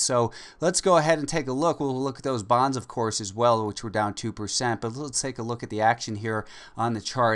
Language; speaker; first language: English; native; English